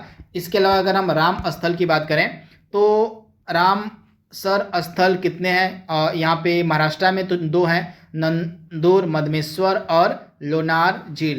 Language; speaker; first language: Hindi; native; Hindi